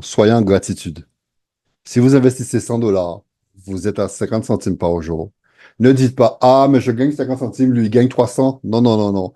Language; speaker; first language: French; native; French